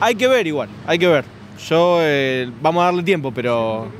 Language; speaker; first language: Spanish; native; Spanish